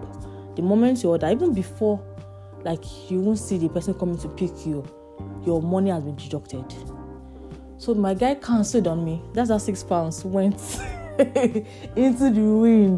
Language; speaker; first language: English; non-native, local second language; Yoruba